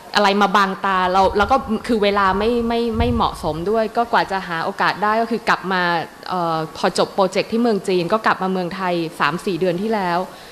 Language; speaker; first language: Thai; native; Thai